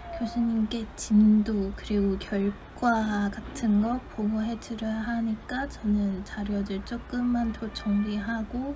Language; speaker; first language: Korean; non-native, fluent; Chinese